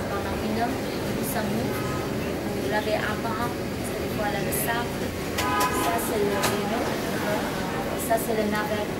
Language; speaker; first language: French; non-native, fluent; Vietnamese